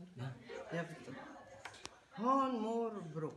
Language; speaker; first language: Swedish; non-native, learner; Arabic